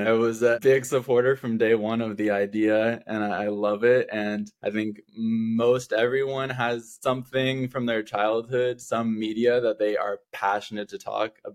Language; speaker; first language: English; native; English